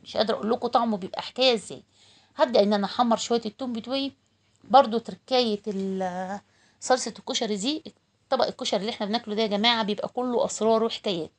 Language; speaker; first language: Arabic; native; Arabic